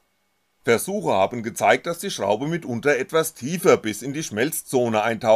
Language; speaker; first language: German; native; German